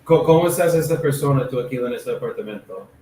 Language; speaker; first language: Spanish; non-native, learner; English